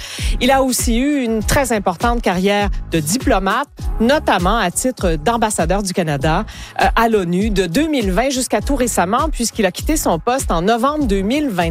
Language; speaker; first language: French; native; French